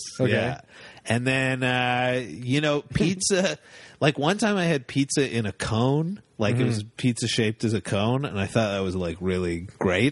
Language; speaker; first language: English; native; English